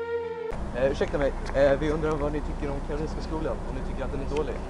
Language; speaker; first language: Swedish; native; Swedish